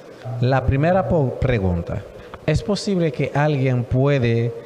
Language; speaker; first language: Spanish; non-native, fluent; Haitian Creole